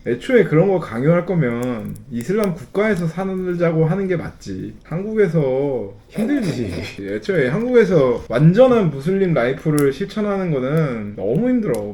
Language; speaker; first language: Korean; native; Korean